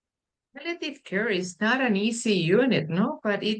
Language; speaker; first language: English; non-native, fluent; Spanish